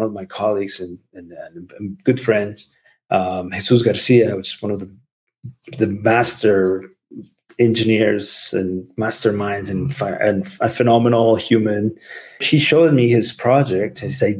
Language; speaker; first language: English; non-native, fluent; Spanish